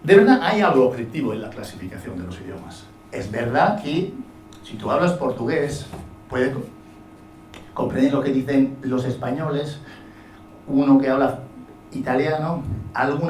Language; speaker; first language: Spanish; non-native, fluent; Italian